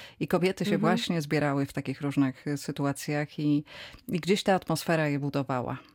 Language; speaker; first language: Polish; native; Polish